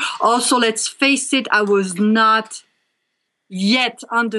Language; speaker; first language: English; non-native, fluent; French